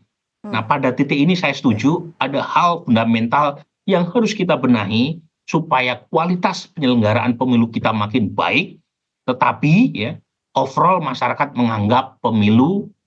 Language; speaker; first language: Indonesian; native; Indonesian